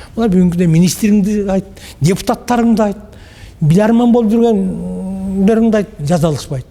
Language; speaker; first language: Kyrgyz; native; Kyrgyz